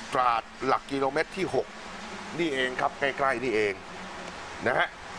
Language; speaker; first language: Thai; native; Thai